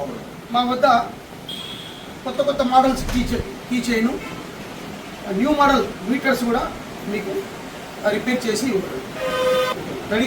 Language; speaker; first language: Telugu; native; Telugu